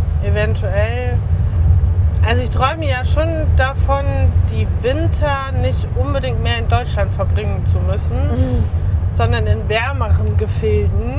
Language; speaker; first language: German; native; German